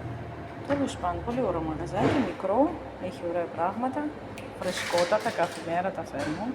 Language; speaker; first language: Greek; non-native, fluent; Russian